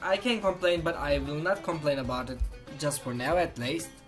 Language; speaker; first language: English; non-native, fluent; Turkish